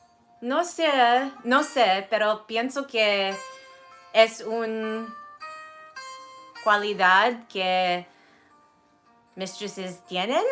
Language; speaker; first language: Spanish; non-native, learner; English